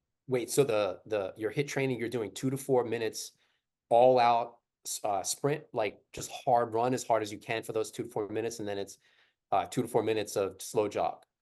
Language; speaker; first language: English; native; English